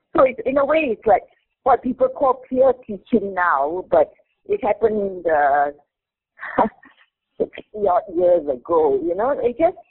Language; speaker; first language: English; non-native, local second language; Min Nan Chinese